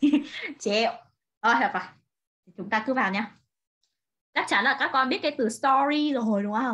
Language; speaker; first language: Vietnamese; native; Vietnamese